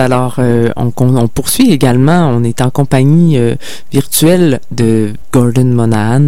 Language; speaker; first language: French; native; French